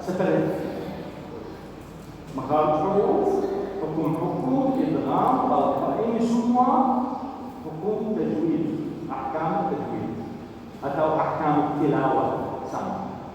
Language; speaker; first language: Indonesian; non-native, learner; Arabic